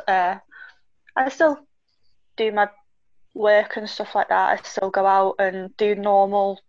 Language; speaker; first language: English; native; English